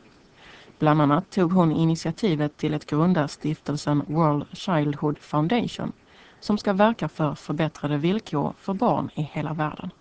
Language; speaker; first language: Swedish; native; Swedish